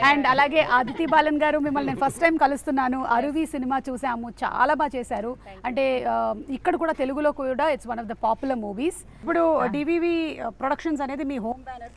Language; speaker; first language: Telugu; native; Telugu